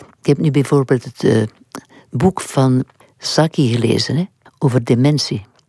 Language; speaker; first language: Dutch; non-native, local second language; French